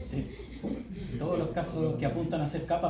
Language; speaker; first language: Spanish; native; Spanish